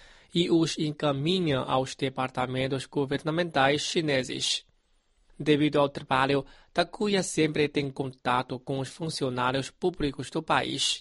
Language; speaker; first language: Portuguese; non-native, fluent; Chinese